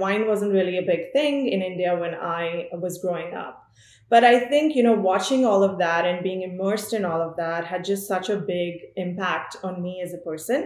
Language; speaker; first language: English; non-native, local second language; Punjabi